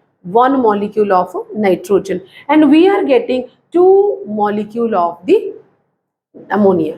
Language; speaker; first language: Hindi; native; Hindi